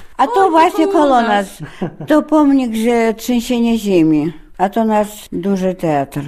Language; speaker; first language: Polish; early bilingual, heritage; Polish